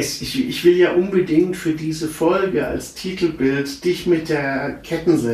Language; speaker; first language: German; native; German